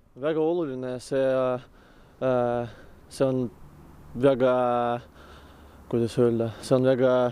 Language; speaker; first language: Estonian; non-native, local second language; Russian